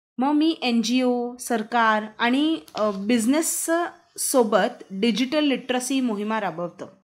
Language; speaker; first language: Marathi; non-native, local second language; Hindi